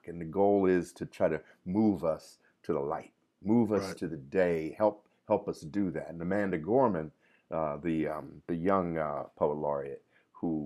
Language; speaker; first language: English; native; English